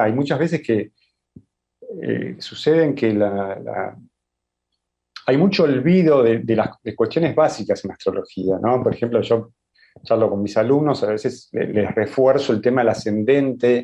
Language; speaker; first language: Spanish; native; Spanish